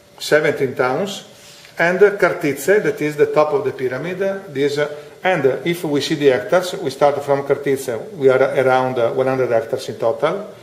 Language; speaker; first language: English; non-native, fluent; Italian